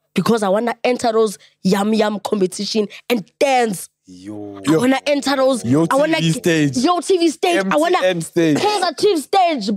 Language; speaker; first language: English; non-native, local second language; Xhosa